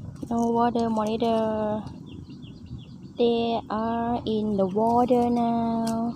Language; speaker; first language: English; non-native, learner; Thai